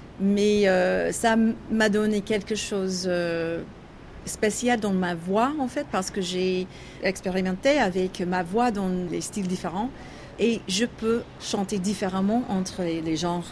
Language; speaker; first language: French; non-native, learner; English